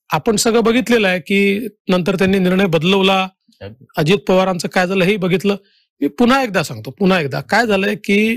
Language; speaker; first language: Marathi; native; Marathi